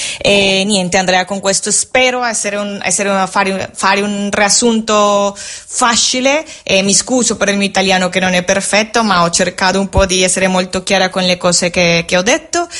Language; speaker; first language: Italian; non-native, fluent; Spanish